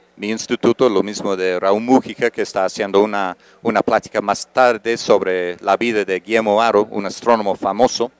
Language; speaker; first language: Spanish; non-native, fluent; English